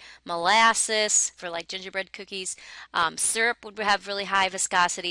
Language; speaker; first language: English; native; English